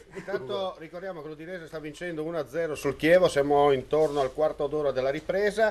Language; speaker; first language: Italian; native; Italian